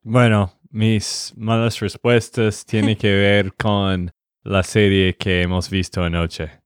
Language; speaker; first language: Spanish; non-native, learner; English